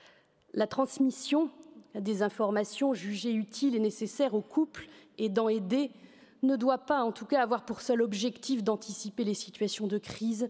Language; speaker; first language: French; native; French